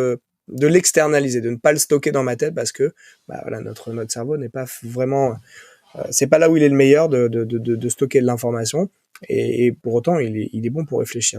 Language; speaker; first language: French; native; French